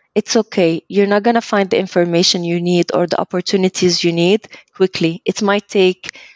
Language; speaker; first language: English; early bilingual, other home language; Arabic